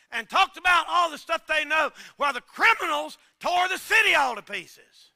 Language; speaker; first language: English; native; English